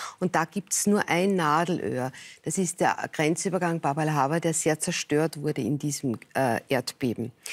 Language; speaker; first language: German; native; German